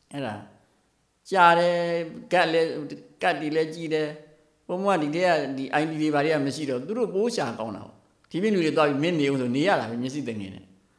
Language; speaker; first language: Burmese; native; Burmese